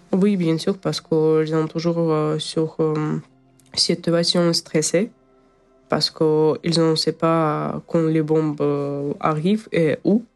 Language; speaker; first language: French; non-native, learner; Ukrainian